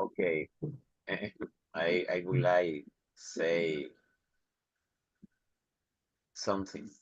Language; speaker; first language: English; non-native, learner; Spanish